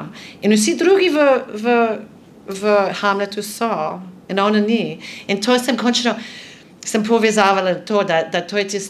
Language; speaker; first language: Slovenian; non-native, fluent; English